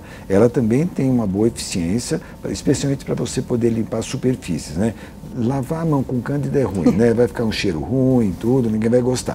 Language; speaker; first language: Portuguese; native; Portuguese